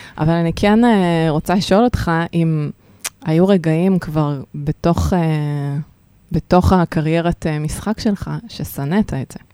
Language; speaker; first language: Hebrew; early bilingual, other home language; Russian